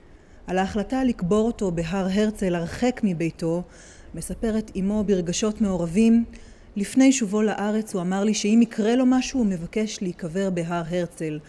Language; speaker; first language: Hebrew; native; Hebrew